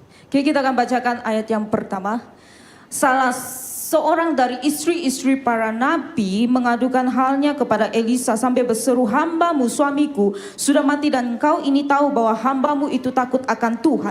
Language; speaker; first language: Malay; non-native, local second language; Chinese